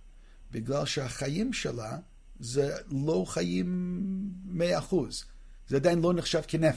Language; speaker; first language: Hebrew; non-native, fluent; English